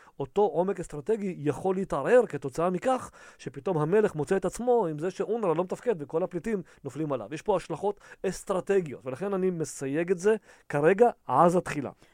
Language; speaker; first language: Hebrew; early bilingual, other home language; Russian